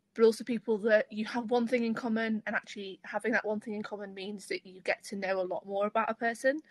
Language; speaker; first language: English; native; English